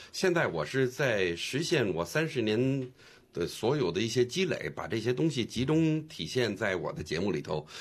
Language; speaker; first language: Chinese; non-native, fluent; English